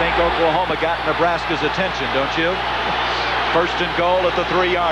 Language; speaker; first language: English; native; English